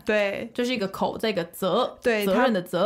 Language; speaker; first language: Chinese; native; Chinese